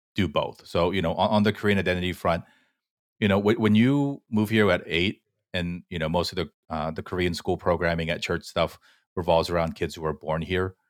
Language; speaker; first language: English; early bilingual, other home language; Korean